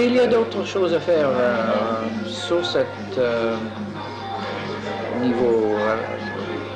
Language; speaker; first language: French; non-native, fluent; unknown